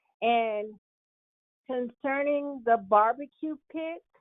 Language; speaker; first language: English; native; English